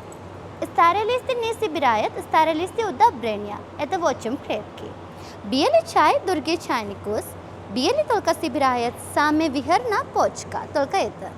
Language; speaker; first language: Russian; non-native, learner; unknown